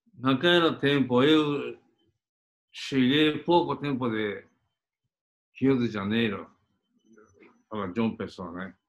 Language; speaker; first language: Portuguese; non-native, fluent; Japanese